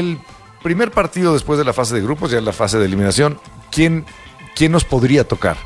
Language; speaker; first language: Spanish; native; Spanish